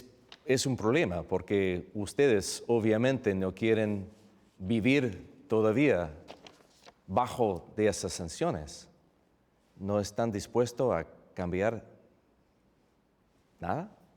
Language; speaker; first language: Spanish; non-native, fluent; English